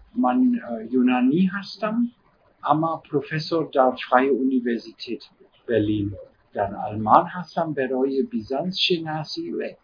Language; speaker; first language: Persian; non-native, learner; German